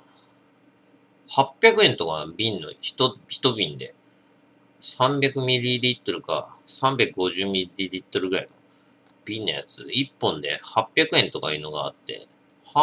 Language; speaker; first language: Japanese; native; Japanese